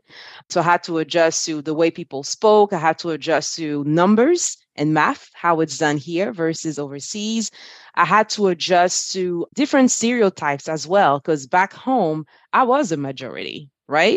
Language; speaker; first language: English; non-native, fluent; French